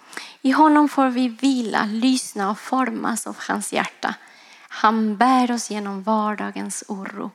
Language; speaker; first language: Swedish; non-native, fluent; Spanish